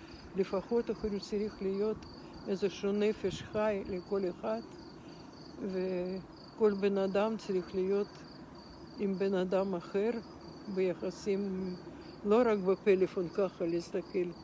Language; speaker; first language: Hebrew; non-native, fluent; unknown